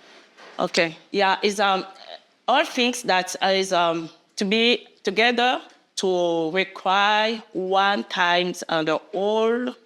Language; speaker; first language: English; non-native, learner; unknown